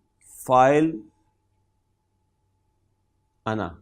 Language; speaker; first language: Arabic; non-native, fluent; Urdu